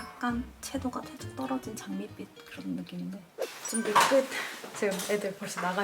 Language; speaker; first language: Korean; native; Korean